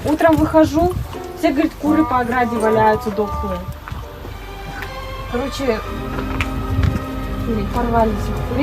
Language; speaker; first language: Russian; native; Russian